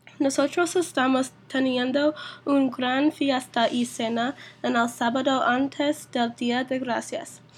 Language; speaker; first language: Spanish; non-native, learner; English